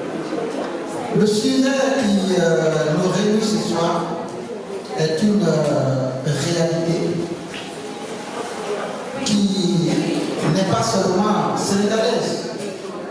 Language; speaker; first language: French; non-native, local second language; Wolof